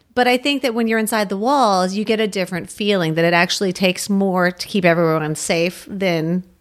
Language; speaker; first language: English; native; English